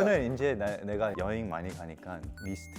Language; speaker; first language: Korean; early bilingual, heritage; English